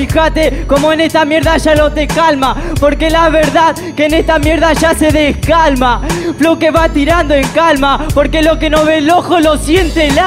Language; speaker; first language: Spanish; native; Spanish